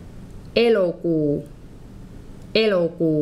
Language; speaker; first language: Finnish; non-native, fluent; English